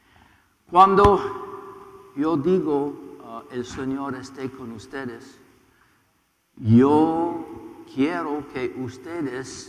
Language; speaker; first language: Spanish; non-native, learner; English